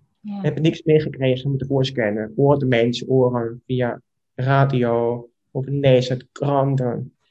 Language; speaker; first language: Dutch; non-native, local second language; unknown